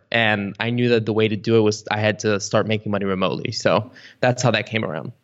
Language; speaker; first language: English; early bilingual, other home language; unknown